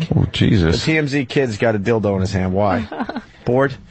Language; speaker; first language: English; native; English